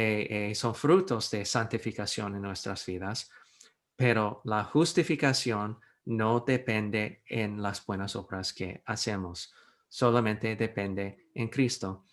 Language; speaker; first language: Spanish; non-native, fluent; English